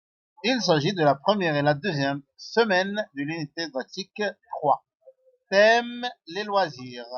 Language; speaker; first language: French; non-native, local second language; Arabic